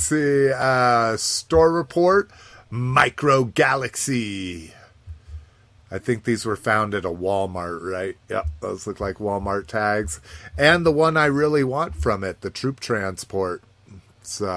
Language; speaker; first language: English; native; English